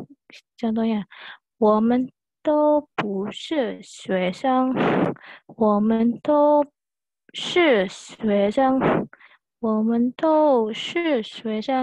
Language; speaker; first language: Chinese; non-native, learner; Indonesian